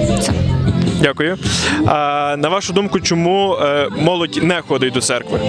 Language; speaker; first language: Ukrainian; native; Ukrainian